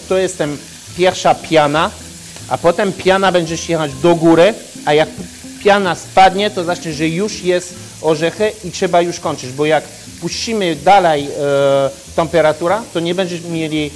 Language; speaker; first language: Polish; non-native, learner; French